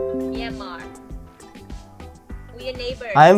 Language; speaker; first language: English; non-native, learner; Burmese